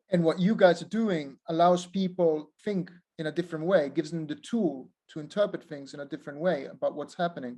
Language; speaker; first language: English; non-native, fluent; Italian